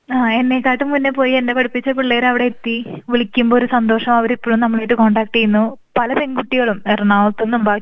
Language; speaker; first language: Malayalam; native; Malayalam